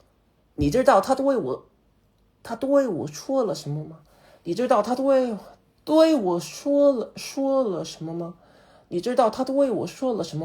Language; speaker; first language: Chinese; non-native, learner; Korean